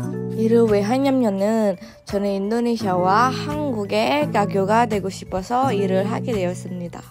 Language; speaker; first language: Korean; non-native, fluent; Indonesian